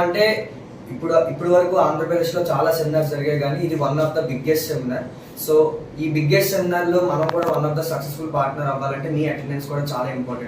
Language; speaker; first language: Telugu; native; Telugu